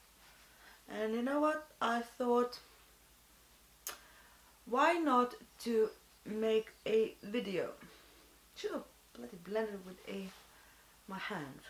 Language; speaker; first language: English; non-native, fluent; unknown